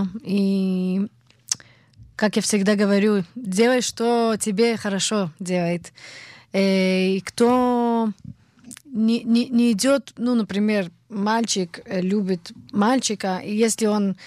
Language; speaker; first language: Russian; early bilingual, heritage; Russian